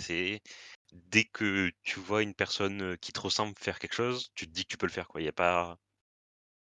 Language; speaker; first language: French; native; French